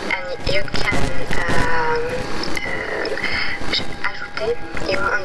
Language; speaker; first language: English; non-native, fluent; French